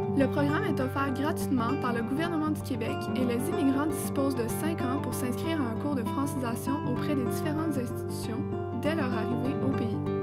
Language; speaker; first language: French; native; French